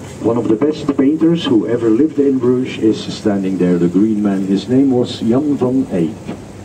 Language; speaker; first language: English; non-native, fluent; Dutch